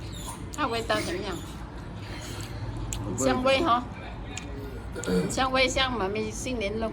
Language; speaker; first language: Chinese; non-native, fluent; Vietnamese